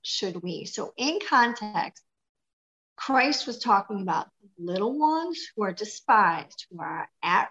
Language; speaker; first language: English; native; English